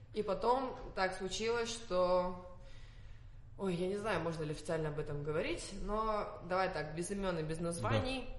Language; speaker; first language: Russian; non-native, fluent; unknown